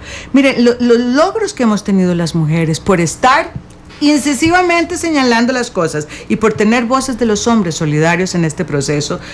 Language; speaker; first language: Spanish; native; Spanish